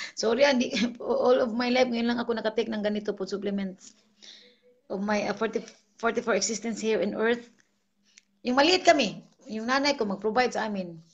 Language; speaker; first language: Filipino; non-native, local second language; Cebuano